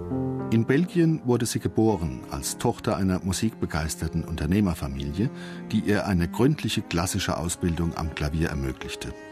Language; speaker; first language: German; native; German